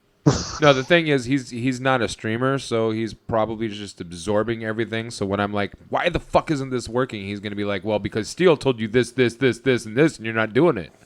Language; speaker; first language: English; native; English